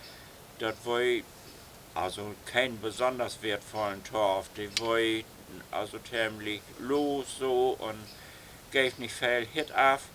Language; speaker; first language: German; non-native, local second language; Low German